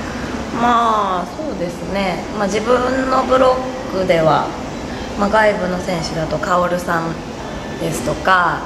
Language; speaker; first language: Japanese; native; Japanese